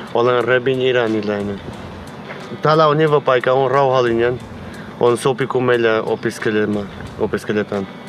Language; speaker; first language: Finnish; non-native, learner; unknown